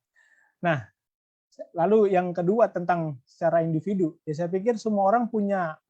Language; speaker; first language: Indonesian; native; Indonesian